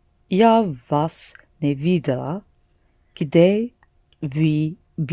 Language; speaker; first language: Russian; non-native, learner; English